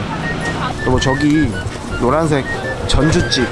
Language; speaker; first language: Korean; native; Korean